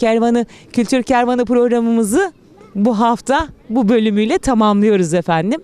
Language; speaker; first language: Turkish; native; Turkish